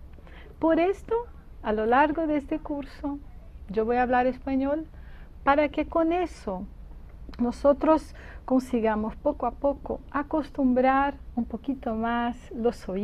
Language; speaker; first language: Spanish; non-native, fluent; Portuguese